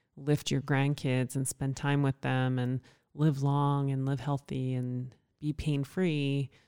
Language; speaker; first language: English; native; English